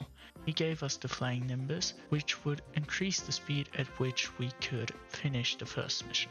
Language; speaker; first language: English; non-native, fluent; German